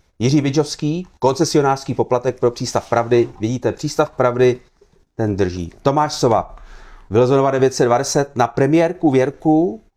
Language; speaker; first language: Czech; native; Czech